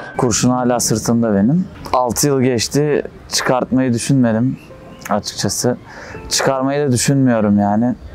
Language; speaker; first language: Turkish; native; Turkish